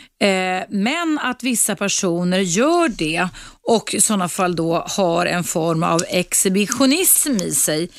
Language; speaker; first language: Swedish; native; Swedish